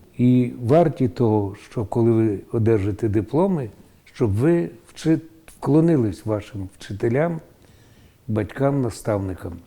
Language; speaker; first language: Ukrainian; native; Ukrainian